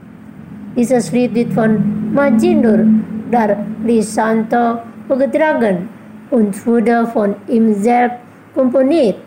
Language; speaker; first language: German; non-native, learner; Indonesian